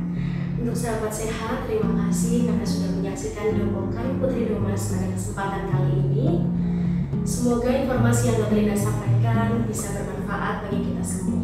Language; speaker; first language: Indonesian; native; Indonesian